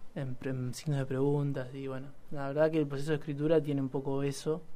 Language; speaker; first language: Spanish; native; Spanish